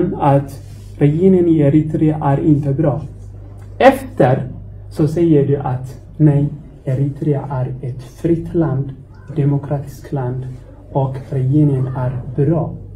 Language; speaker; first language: Swedish; non-native, fluent; Tigrinya